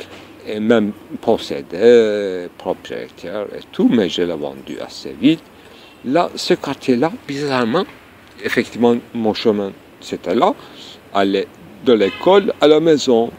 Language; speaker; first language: French; non-native, fluent; Turkish